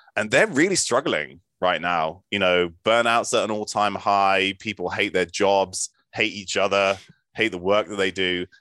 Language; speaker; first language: English; native; English